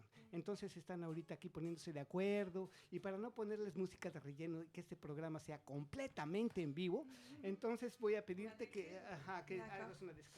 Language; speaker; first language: Spanish; native; Spanish